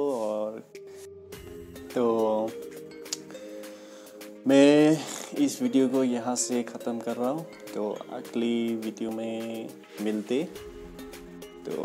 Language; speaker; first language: Hindi; non-native, local second language; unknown